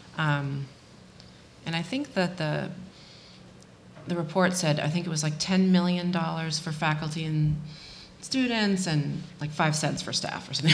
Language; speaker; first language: English; native; English